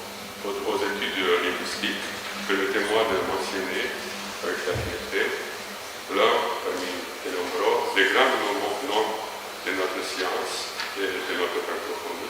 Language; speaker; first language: French; non-native, fluent; Croatian